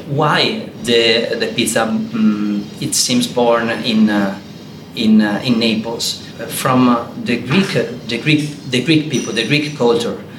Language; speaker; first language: English; non-native, learner; Italian